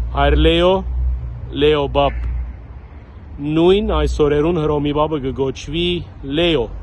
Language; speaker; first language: Armenian; early bilingual, heritage; Armenian